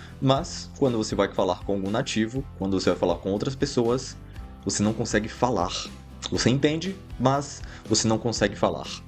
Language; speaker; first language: Portuguese; native; Portuguese